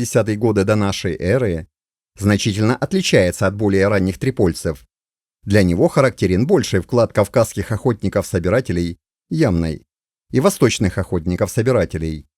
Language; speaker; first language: Russian; native; Russian